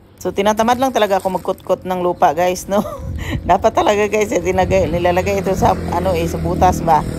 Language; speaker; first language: Filipino; non-native, local second language; Cebuano